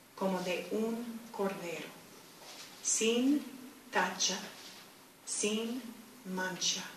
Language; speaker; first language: Spanish; non-native, fluent; English